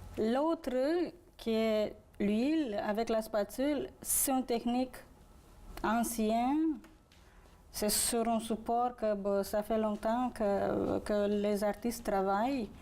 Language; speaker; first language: French; non-native, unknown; Romanian